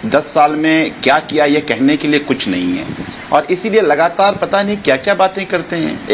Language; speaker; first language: Hindi; native; Hindi